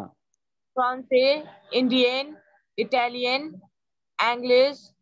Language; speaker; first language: French; non-native, learner; Hindi